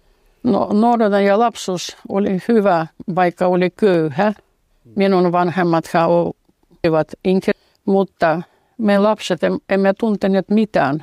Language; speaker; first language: Finnish; non-native, fluent; Russian